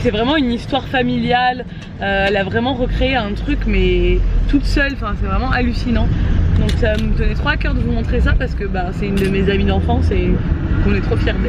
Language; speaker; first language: French; native; French